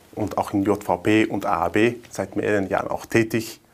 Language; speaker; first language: German; native; German